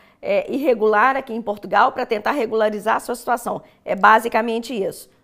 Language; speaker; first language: Portuguese; native; Portuguese